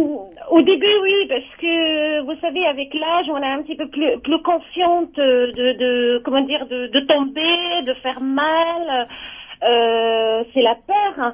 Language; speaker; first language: French; non-native, learner; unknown